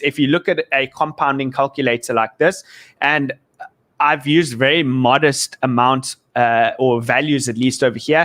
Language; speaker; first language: English; native; English